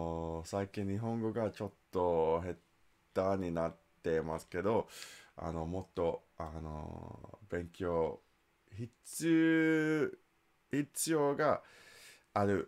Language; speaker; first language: Japanese; non-native, learner; English